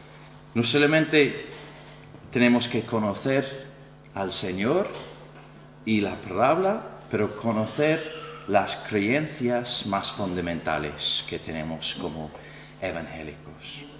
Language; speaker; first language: Spanish; non-native, fluent; English